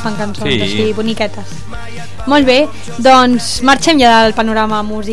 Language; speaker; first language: Catalan; native; Catalan